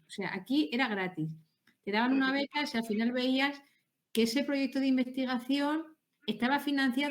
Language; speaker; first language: Spanish; native; Spanish